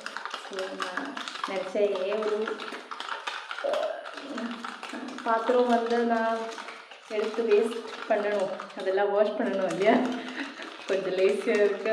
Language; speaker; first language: Tamil; non-native, learner; Malayalam